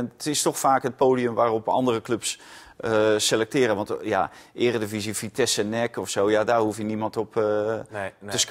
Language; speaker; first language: Dutch; native; Dutch